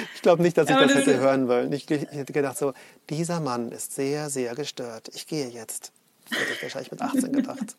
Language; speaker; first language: German; native; German